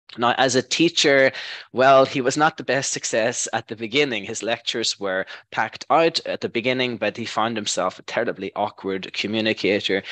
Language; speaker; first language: English; native; English